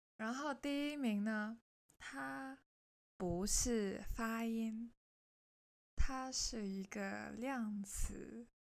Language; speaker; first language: Chinese; non-native, local second language; Cantonese